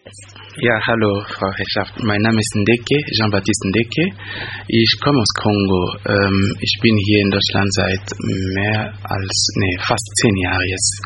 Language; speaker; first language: German; non-native, fluent; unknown